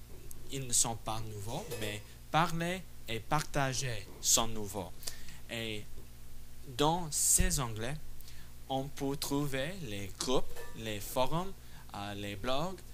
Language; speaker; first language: French; non-native, fluent; English